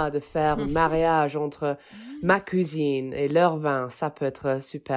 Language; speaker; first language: French; non-native, fluent; English